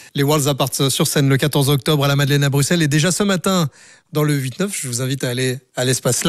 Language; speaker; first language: French; native; French